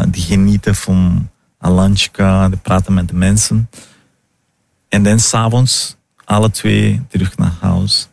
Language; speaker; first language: Dutch; non-native, fluent; Portuguese